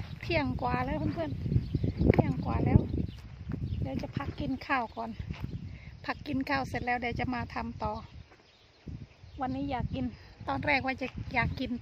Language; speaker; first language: Thai; native; Thai